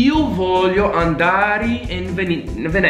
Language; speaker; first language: Italian; non-native, learner; English